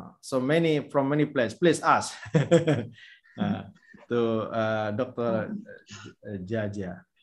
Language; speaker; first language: English; non-native, fluent; Indonesian